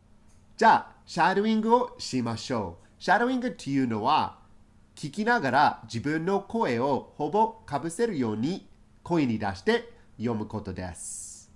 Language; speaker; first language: Japanese; non-native, fluent; English